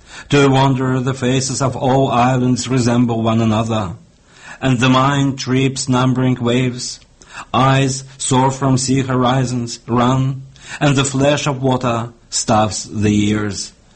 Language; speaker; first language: English; non-native, fluent; Russian